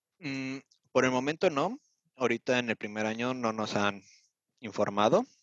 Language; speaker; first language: Spanish; native; Spanish